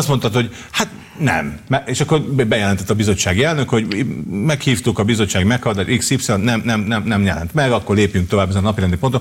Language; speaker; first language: Hungarian; native; Hungarian